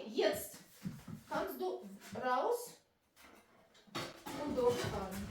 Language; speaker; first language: German; non-native, learner; Russian